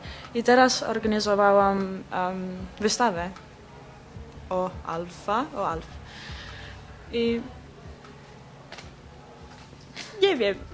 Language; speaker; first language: Polish; non-native, learner; Finnish